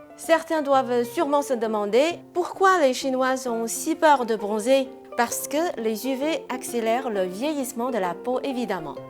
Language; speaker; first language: French; non-native, fluent; Chinese